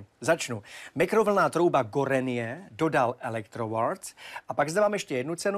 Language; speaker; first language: Czech; native; Czech